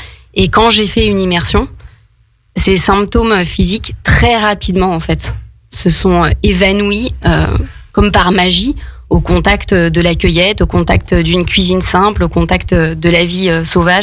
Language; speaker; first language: French; native; French